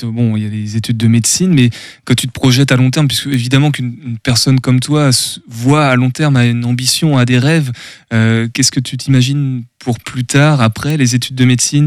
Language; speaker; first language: French; native; French